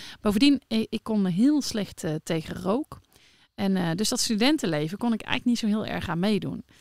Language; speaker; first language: Dutch; native; Dutch